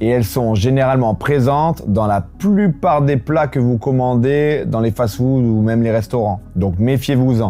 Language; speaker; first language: French; native; French